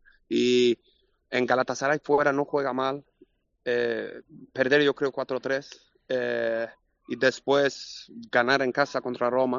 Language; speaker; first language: Spanish; non-native, learner; Swedish